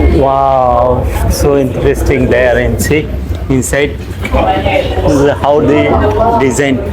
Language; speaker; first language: English; non-native, learner; Bangla